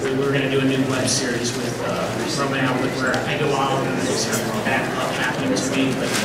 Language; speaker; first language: English; native; English